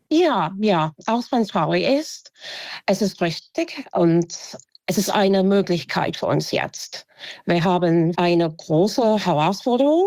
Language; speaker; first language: German; non-native, fluent; English